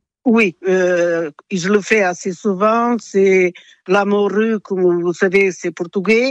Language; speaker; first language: French; non-native, fluent; Portuguese